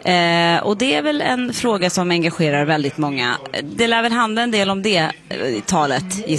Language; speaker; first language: Swedish; native; Swedish